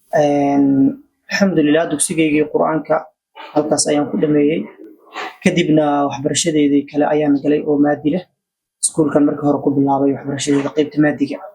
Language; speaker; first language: Somali; native; Somali